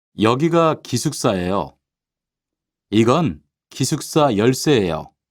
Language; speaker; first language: Korean; native; Korean